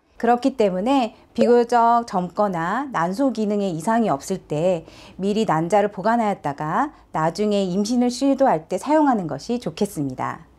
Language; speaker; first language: Korean; native; Korean